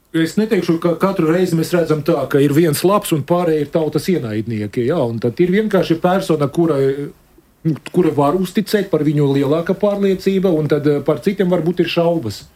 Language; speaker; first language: Latvian; non-native, local second language; Russian